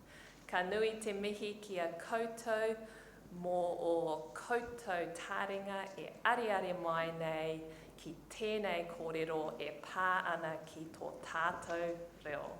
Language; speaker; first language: Māori; non-native, local second language; English